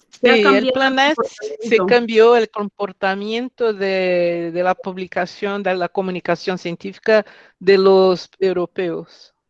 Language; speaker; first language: Spanish; non-native, fluent; Portuguese